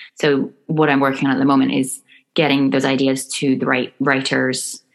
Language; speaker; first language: English; native; English